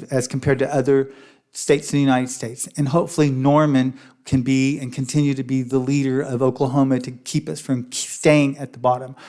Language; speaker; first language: English; native; English